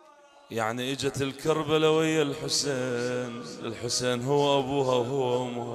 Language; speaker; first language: Arabic; native; Arabic